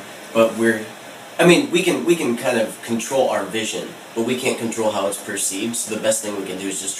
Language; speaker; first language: English; native; English